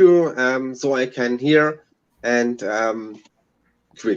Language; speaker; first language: English; non-native, learner; German